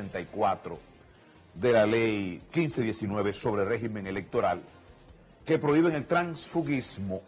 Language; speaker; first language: Spanish; native; Spanish